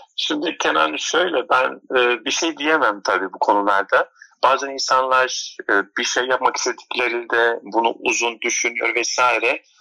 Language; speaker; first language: Turkish; non-native, local second language; Turoyo